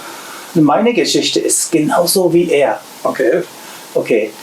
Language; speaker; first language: German; non-native, learner; Japanese